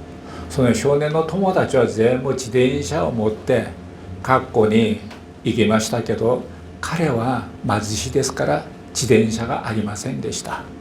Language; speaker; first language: Japanese; non-native, fluent; Korean